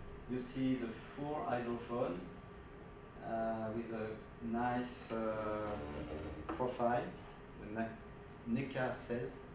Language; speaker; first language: English; non-native, fluent; French